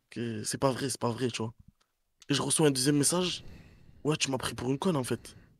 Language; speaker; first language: French; native; French